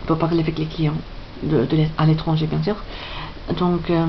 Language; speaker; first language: French; non-native, fluent; English